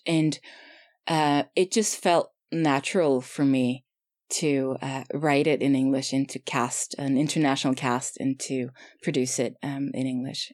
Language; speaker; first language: English; non-native, fluent; Swedish